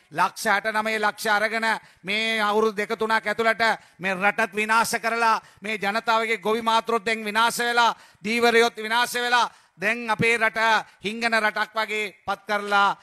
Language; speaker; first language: Sinhala; non-native, local second language; Tamil